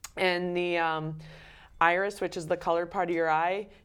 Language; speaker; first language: English; native; English